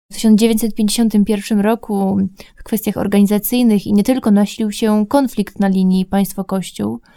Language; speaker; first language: Polish; native; Polish